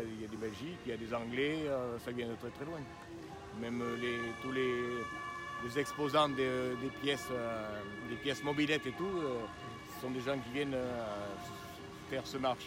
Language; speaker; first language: French; native; French